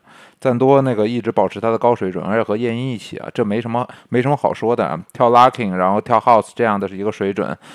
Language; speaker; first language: Chinese; native; Chinese